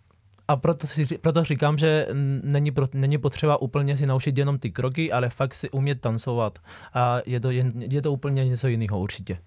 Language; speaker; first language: Czech; non-native, fluent; Spanish